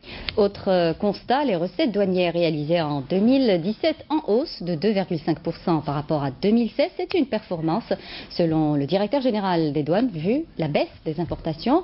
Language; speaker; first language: French; non-native, local second language; Arabic